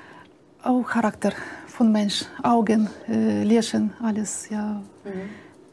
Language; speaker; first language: German; non-native, learner; Ukrainian